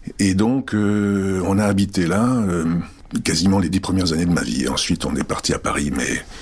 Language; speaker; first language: French; early bilingual, other home language; Czech